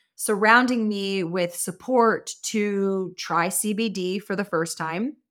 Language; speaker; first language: English; native; English